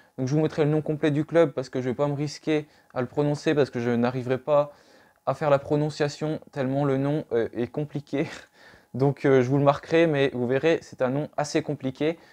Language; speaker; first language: French; native; French